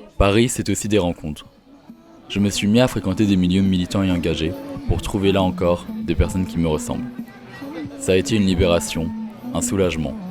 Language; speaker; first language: French; native; French